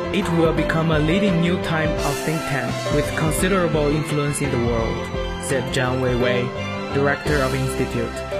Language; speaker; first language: English; non-native, fluent; Chinese